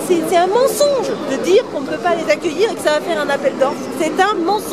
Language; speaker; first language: French; native; French